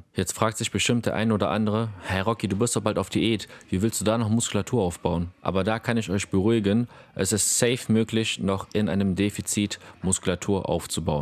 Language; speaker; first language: German; native; German